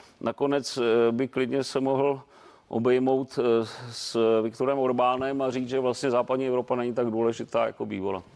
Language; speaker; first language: Czech; native; Czech